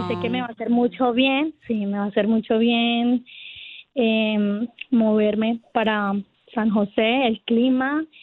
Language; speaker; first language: Spanish; native; Spanish